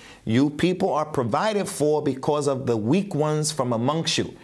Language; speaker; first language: English; native; English